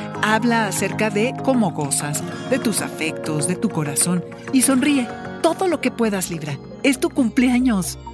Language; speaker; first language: Spanish; native; Spanish